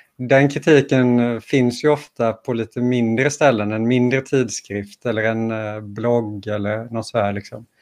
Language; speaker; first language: Swedish; native; Swedish